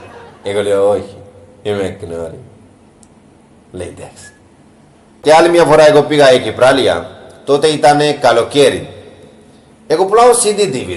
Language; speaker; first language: Greek; non-native, learner; Punjabi